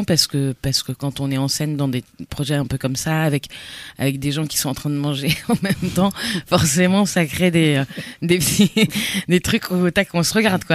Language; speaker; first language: French; native; French